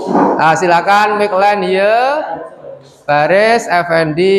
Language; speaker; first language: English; non-native, fluent; Indonesian